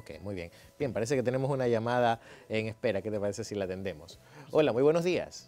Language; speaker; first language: Spanish; native; Spanish